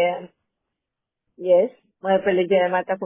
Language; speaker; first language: Hindi; native; Hindi